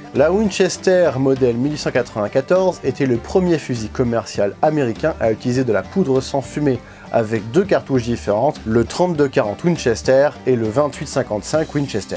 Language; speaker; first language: French; native; French